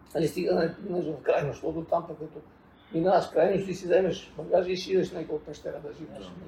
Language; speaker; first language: Bulgarian; native; Bulgarian